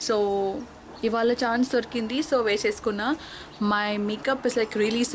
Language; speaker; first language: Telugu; native; Telugu